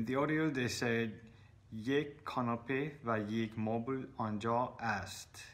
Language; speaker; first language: Persian; non-native, learner; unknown